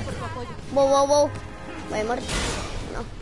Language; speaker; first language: Spanish; early bilingual, heritage; English